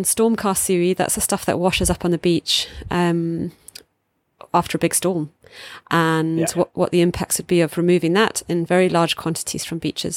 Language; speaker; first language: English; native; English